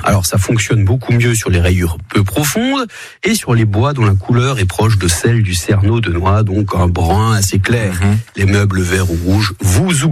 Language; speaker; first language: French; native; French